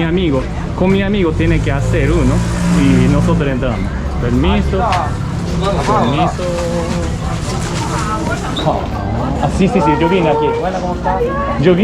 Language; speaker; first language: Spanish; non-native, learner; Japanese